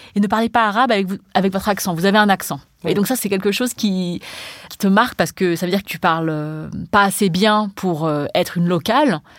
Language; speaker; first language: French; early bilingual, other home language; Chinese